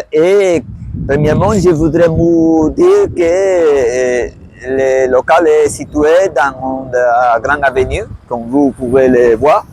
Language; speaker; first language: French; non-native, fluent; Spanish